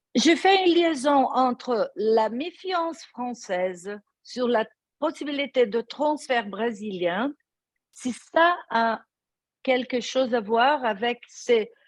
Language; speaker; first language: French; non-native, learner; Portuguese